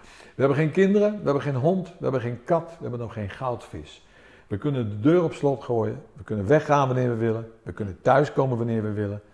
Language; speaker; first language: Dutch; early bilingual, other home language; Armenian